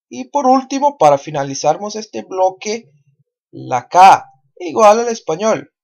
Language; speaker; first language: Spanish; non-native, fluent; Portuguese